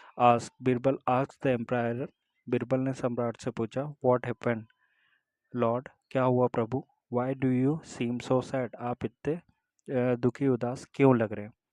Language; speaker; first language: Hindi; native; Hindi